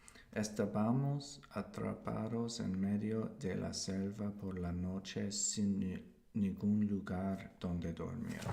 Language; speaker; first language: Spanish; non-native, learner; English